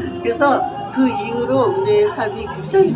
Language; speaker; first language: Korean; native; Korean